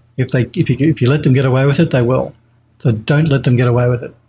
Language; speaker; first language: English; native; English